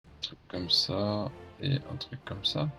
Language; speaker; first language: French; native; French